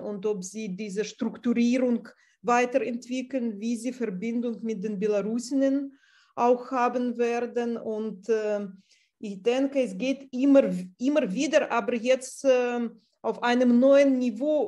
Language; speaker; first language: German; non-native, fluent; Russian